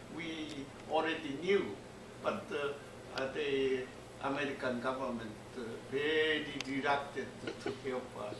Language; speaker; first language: English; non-native, learner; Korean